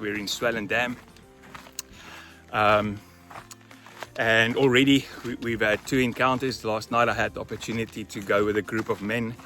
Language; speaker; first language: English; non-native, local second language; Afrikaans